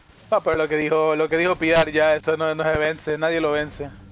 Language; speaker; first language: Spanish; early bilingual, heritage; Spanish